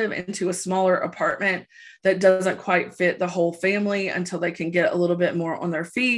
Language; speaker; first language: English; native; English